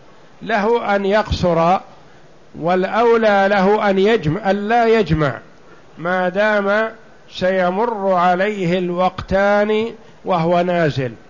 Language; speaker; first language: Arabic; native; Arabic